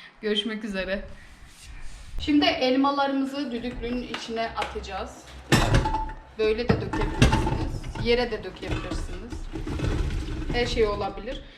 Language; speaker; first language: Turkish; native; Turkish